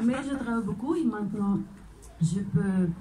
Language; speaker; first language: French; non-native, fluent; Croatian